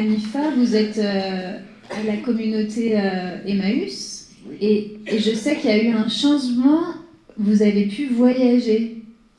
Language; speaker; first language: French; native; French